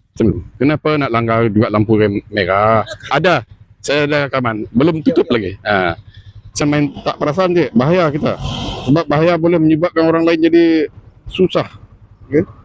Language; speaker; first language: Malay; native; Malay